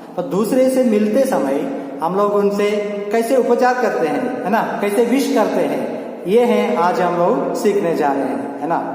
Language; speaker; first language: Hindi; non-native, local second language; Malayalam